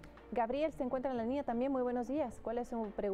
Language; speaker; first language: Spanish; native; Spanish